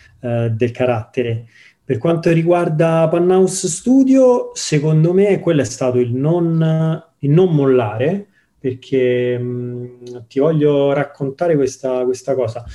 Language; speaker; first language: Italian; native; Italian